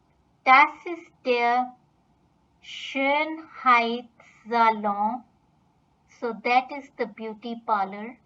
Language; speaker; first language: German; non-native, fluent; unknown